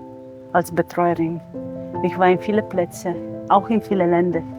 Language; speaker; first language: German; non-native, learner; Romanian